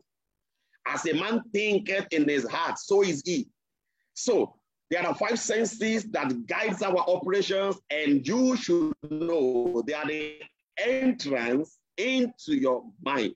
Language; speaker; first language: English; non-native, local second language; Yoruba